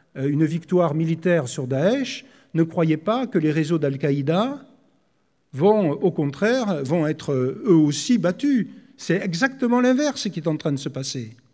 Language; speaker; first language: French; native; French